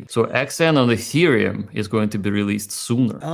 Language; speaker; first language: English; native; English